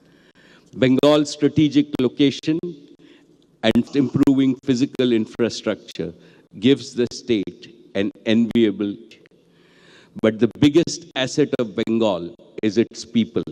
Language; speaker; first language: English; non-native, local second language; Gujarati